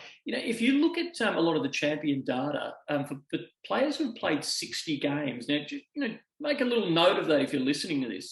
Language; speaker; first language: English; native; English